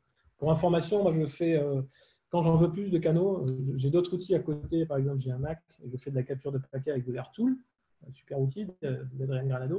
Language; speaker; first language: French; native; French